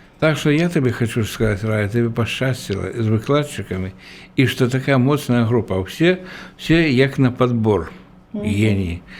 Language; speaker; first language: Belarusian; native; Belarusian